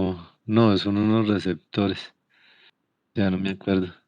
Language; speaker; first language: Spanish; native; Spanish